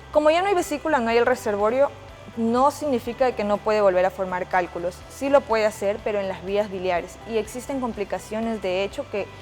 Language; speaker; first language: Spanish; native; Spanish